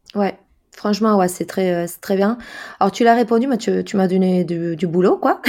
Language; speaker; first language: French; non-native, fluent; Spanish